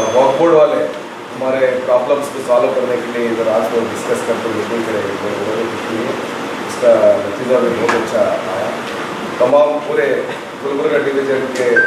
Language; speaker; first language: Hindi; non-native, local second language; Urdu